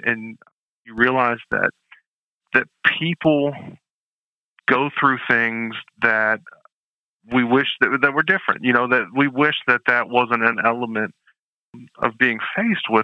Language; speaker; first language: English; native; English